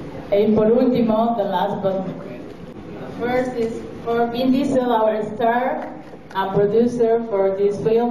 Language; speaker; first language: English; non-native, learner; Spanish